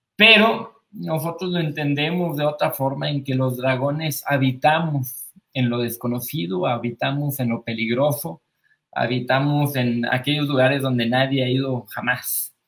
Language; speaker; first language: Spanish; native; Spanish